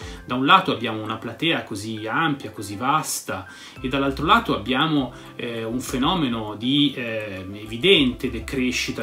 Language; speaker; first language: Italian; native; Italian